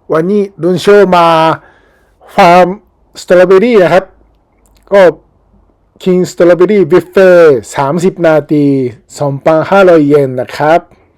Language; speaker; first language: Thai; non-native, learner; Japanese